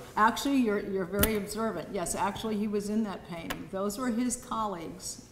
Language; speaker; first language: English; native; English